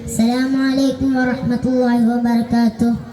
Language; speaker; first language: Arabic; non-native, learner; Malayalam